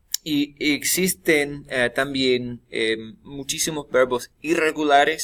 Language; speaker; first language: Spanish; non-native, fluent; English